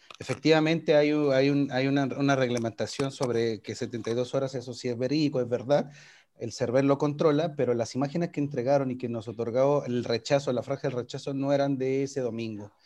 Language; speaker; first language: Spanish; native; Spanish